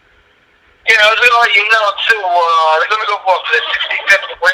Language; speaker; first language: English; native; English